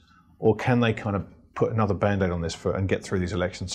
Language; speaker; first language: English; native; English